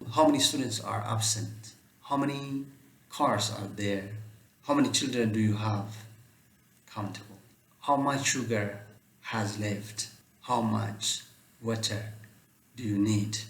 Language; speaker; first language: English; non-native, local second language; Amharic